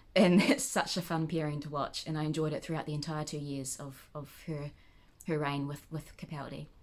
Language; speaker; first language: English; native; English